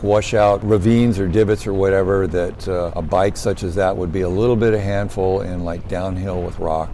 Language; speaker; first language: English; native; English